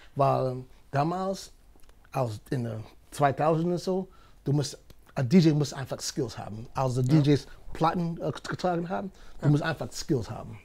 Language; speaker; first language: German; non-native, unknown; English